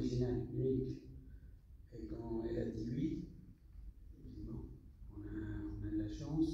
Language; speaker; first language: French; non-native, fluent; English